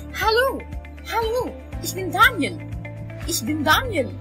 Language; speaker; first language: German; non-native, learner; Arabic